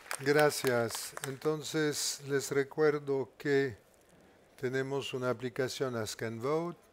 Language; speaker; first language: Spanish; non-native, fluent; French